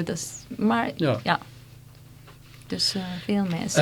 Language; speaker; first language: Dutch; non-native, fluent; Turkish